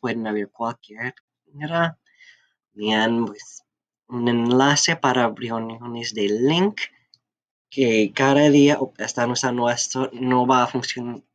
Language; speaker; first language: Spanish; non-native, fluent; English